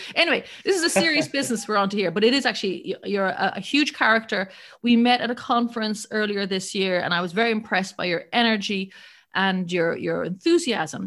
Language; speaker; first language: English; native; English